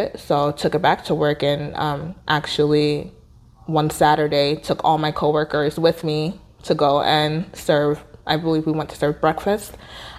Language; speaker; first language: English; native; English